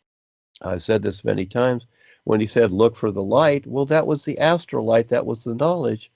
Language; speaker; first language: English; native; English